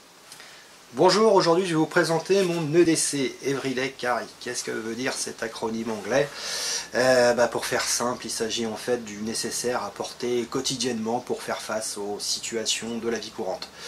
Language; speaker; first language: French; native; French